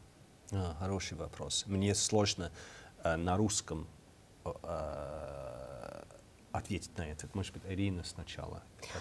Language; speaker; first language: Russian; non-native, learner; English